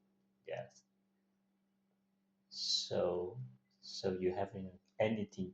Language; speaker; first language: English; non-native, learner; Vietnamese